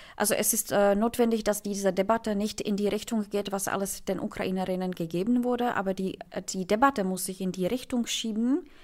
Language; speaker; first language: German; non-native, fluent; Czech